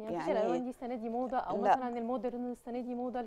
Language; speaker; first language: Arabic; native; Arabic